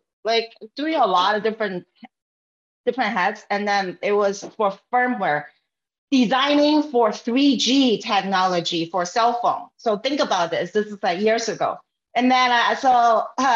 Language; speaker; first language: English; non-native, fluent; Chinese